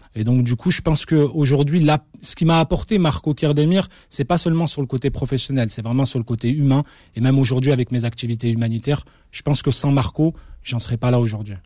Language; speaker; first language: French; early bilingual, other home language; Arabic